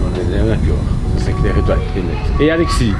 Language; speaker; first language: French; native; French